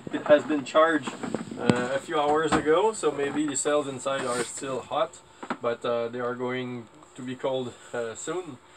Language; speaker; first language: English; non-native, fluent; French